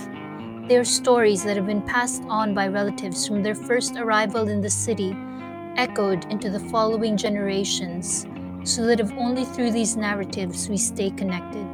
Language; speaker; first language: English; non-native, local second language; Filipino